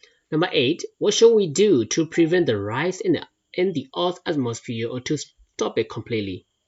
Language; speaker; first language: English; non-native, fluent; Burmese